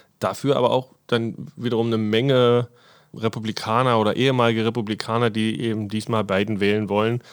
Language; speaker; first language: German; native; German